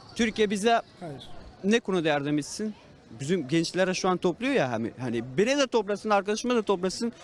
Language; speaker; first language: Turkish; non-native, fluent; Persian